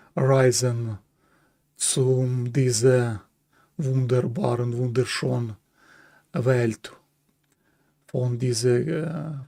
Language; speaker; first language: German; non-native, learner; Ukrainian